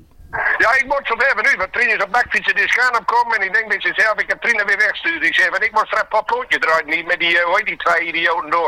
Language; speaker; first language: Dutch; native; Dutch